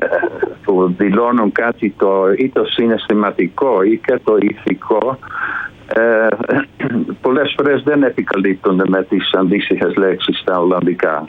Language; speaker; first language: Greek; non-native, fluent; Dutch